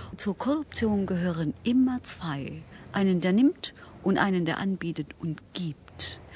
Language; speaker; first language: German; native; German